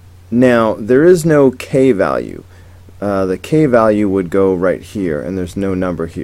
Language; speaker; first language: English; native; English